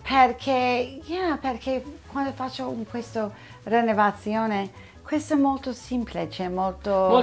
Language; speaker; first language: Italian; non-native, learner; English